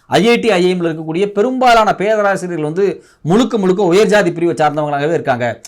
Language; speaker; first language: Tamil; native; Tamil